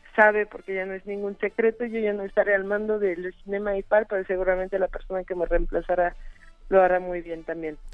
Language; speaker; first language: Spanish; non-native, fluent; French